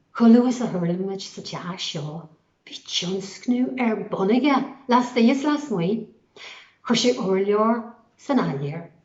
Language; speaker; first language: Irish; native; Irish